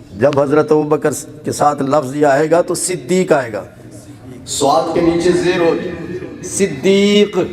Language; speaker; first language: Urdu; non-native, local second language; Punjabi